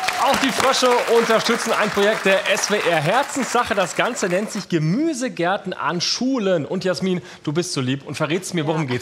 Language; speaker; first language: German; native; German